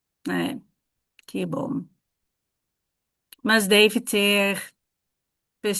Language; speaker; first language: Portuguese; non-native, fluent; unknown